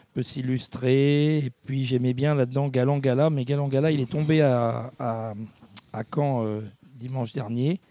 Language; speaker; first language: French; native; French